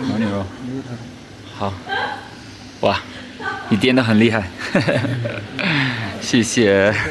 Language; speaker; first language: Chinese; non-native, fluent; English